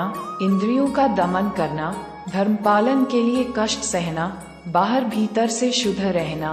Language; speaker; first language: Hindi; native; Hindi